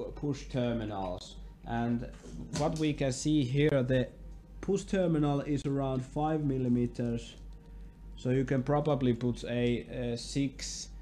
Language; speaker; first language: English; non-native, learner; Finnish